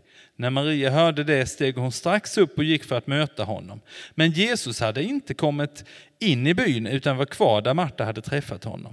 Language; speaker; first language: Swedish; non-native, fluent; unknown